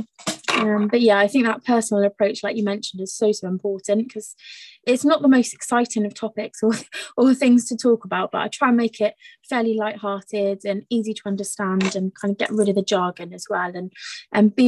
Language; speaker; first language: English; native; English